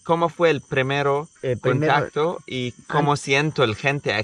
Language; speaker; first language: Spanish; non-native, learner; Arabic